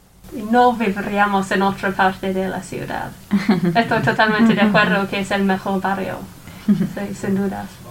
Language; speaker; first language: Spanish; non-native, fluent; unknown